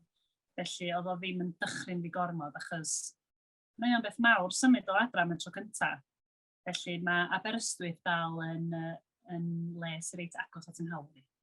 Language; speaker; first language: Welsh; native; Welsh